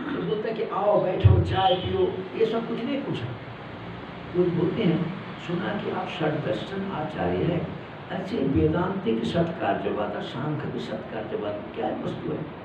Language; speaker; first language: Hindi; non-native, local second language; Malayalam